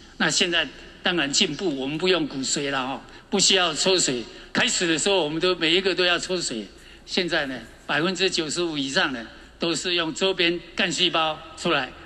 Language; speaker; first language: Chinese; native; Chinese